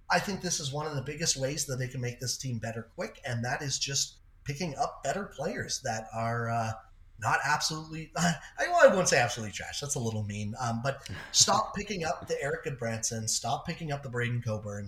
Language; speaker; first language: English; native; English